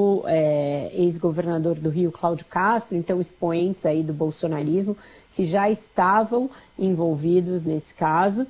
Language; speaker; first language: Portuguese; native; Portuguese